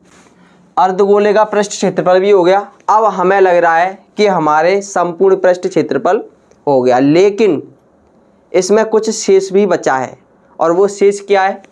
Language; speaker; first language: Hindi; native; Hindi